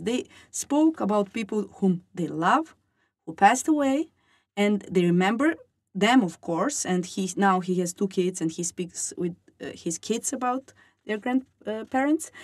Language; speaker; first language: English; non-native, fluent; Serbian